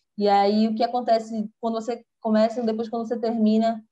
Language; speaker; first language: Portuguese; native; Portuguese